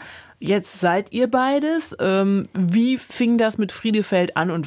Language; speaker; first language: German; native; German